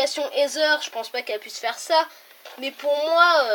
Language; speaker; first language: French; native; French